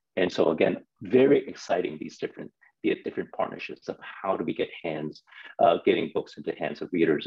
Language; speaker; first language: English; non-native, local second language; Cantonese